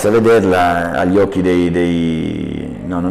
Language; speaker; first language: Italian; native; Italian